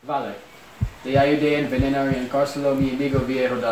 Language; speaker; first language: Spanish; non-native, learner; English